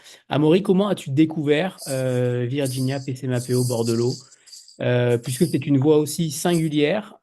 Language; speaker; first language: French; native; French